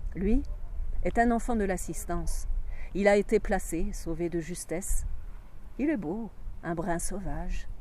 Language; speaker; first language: French; native; French